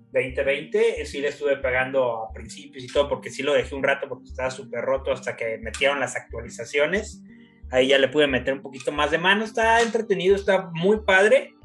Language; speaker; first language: Spanish; native; Spanish